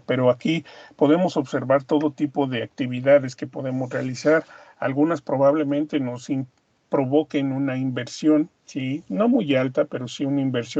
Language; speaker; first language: Spanish; native; Spanish